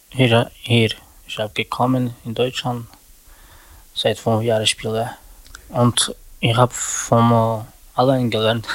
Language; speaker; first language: German; non-native, learner; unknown